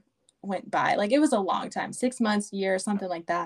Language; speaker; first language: English; native; English